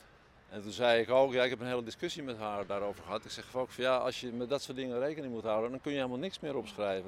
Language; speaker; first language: Dutch; native; Dutch